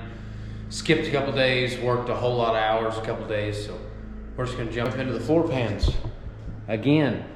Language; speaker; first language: English; native; English